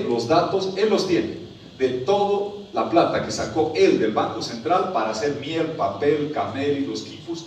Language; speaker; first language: Spanish; native; Spanish